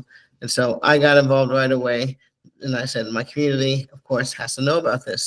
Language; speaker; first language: English; native; English